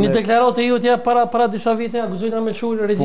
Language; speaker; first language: Albanian; native; Albanian